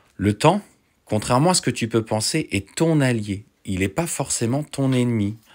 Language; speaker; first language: French; native; French